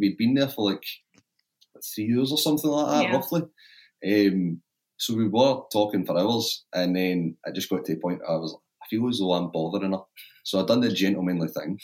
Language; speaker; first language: English; native; English